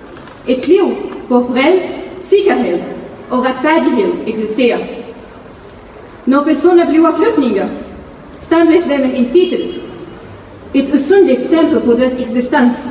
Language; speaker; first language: Danish; non-native, fluent; Arabic